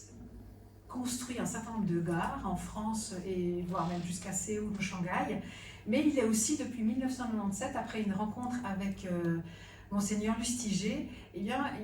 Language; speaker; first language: French; native; French